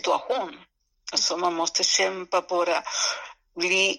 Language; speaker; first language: Swedish; non-native, fluent; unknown